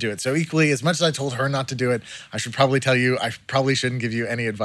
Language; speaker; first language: English; native; English